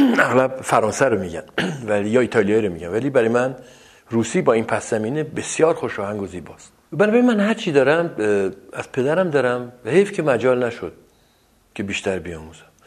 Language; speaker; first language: Persian; non-native, local second language; Azerbaijani